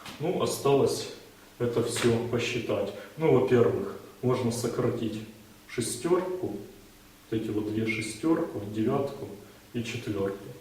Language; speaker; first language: Russian; native; Russian